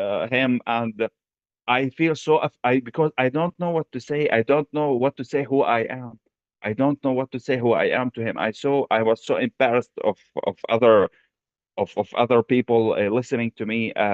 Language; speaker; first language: English; non-native, fluent; Arabic